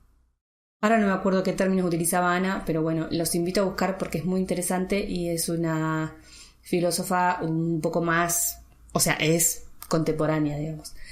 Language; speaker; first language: Spanish; native; Spanish